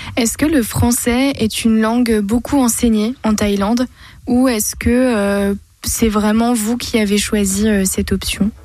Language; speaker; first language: French; native; French